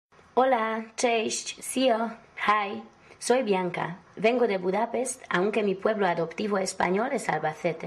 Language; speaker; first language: Spanish; non-native, fluent; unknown